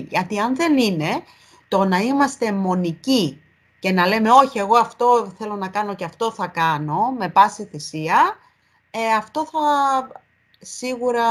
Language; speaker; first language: Greek; native; Greek